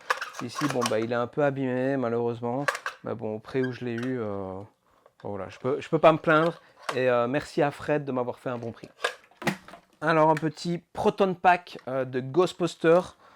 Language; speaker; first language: French; native; French